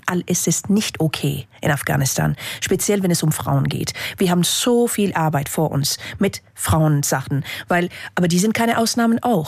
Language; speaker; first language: German; non-native, fluent; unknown